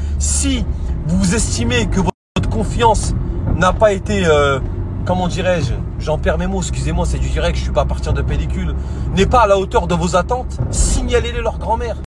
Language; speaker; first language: French; native; French